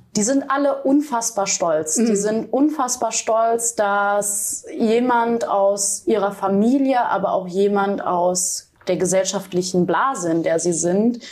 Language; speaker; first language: German; native; German